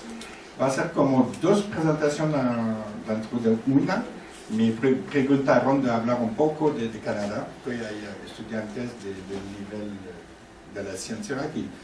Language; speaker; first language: Spanish; non-native, learner; French